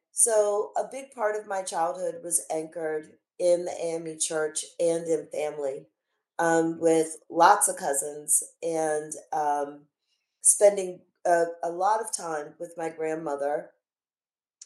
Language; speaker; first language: English; native; English